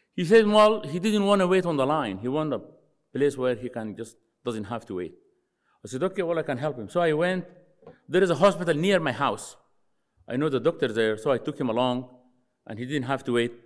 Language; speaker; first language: English; non-native, fluent; Arabic